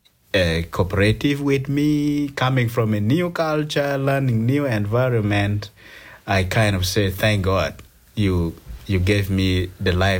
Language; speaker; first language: English; non-native, local second language; Acoli